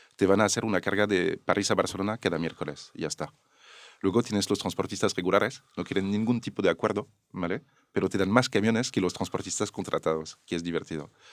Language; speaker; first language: Spanish; non-native, fluent; French